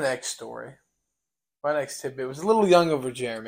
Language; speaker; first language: English; native; English